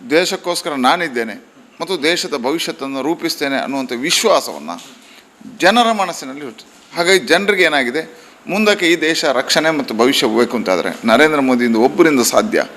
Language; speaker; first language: Kannada; non-native, local second language; Tulu